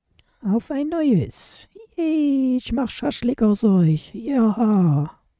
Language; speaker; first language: German; native; German